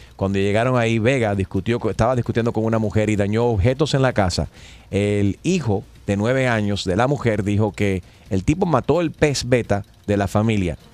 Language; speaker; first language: Spanish; early bilingual, heritage; Spanish